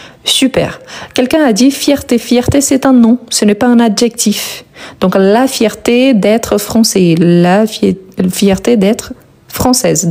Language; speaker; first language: French; native; French